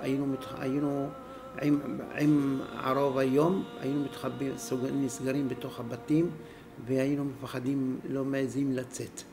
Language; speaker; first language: Hebrew; non-native, fluent; Arabic